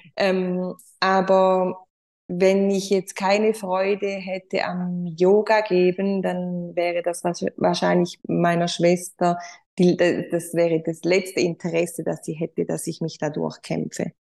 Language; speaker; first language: German; non-native, fluent; Spanish